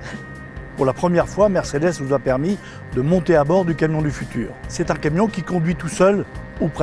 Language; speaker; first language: French; native; French